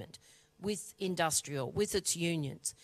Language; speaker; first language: English; native; English